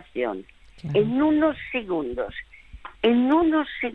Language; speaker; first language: Spanish; early bilingual, other home language; French